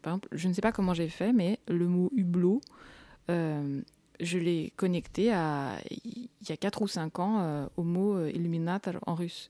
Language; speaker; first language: French; early bilingual, other home language; Russian